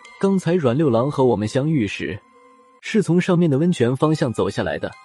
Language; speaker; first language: Chinese; native; Chinese